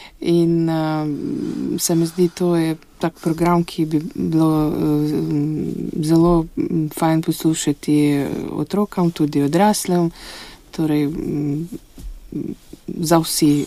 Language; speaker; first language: Slovenian; non-native, fluent; Russian